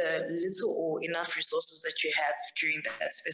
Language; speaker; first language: English; non-native, local second language; Zulu